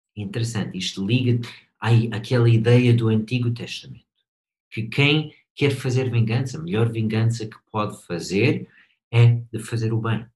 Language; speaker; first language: Portuguese; non-native, fluent; English